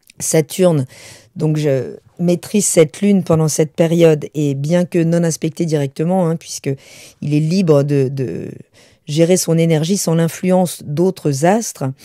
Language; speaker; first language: French; native; French